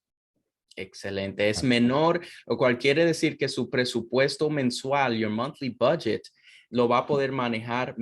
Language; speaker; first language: Spanish; non-native, fluent; English